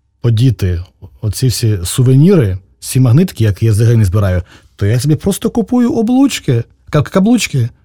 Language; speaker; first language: Ukrainian; native; Ukrainian